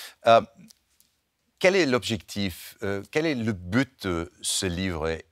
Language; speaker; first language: French; non-native, fluent; German